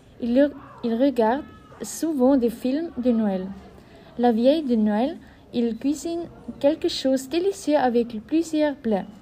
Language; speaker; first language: French; non-native, learner; German